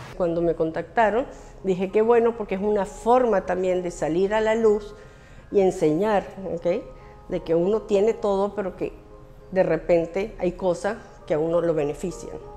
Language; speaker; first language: Spanish; early bilingual, other home language; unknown